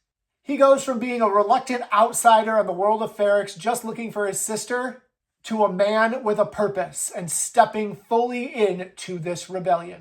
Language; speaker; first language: English; native; English